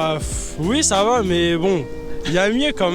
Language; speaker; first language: French; native; French